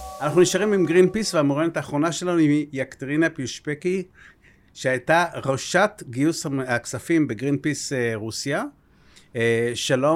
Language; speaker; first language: Hebrew; native; Hebrew